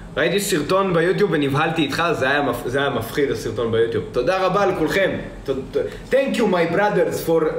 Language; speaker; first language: Hebrew; early bilingual, other home language; Russian